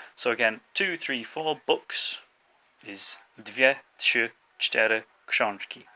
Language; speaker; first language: Polish; non-native, fluent; English